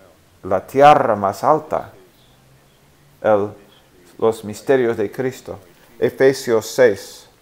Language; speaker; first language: Spanish; non-native, fluent; English